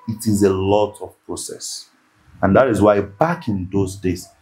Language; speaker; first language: English; non-native, local second language; Yoruba